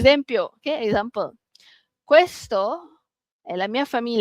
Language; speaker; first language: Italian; non-native, learner; Malay